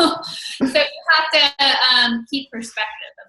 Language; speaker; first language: English; native; English